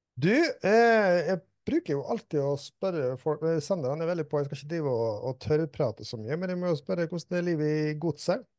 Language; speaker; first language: Norwegian; native; Norwegian